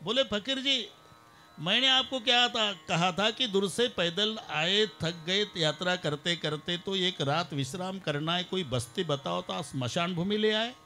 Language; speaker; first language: Hindi; non-native, local second language; Marathi